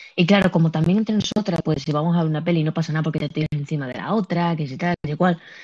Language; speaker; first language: Spanish; native; Spanish